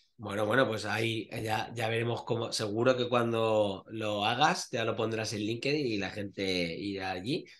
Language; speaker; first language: Spanish; native; Spanish